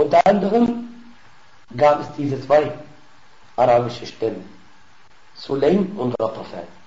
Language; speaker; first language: German; non-native, fluent; Arabic